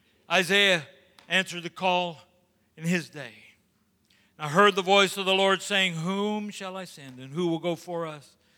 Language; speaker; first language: English; native; English